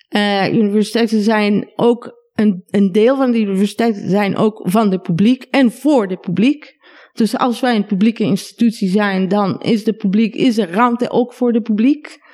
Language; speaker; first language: Dutch; non-native, fluent; Hebrew